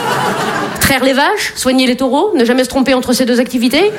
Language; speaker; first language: French; native; French